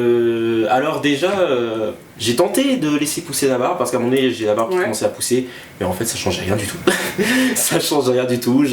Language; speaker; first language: French; native; French